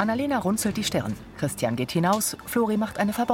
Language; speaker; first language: German; native; German